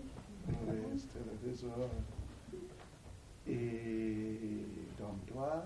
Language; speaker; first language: Russian; non-native, learner; English